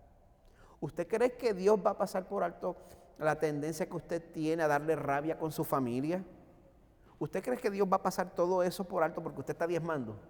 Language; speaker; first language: Spanish; native; Spanish